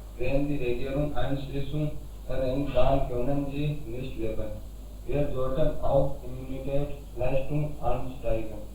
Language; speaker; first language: German; non-native, learner; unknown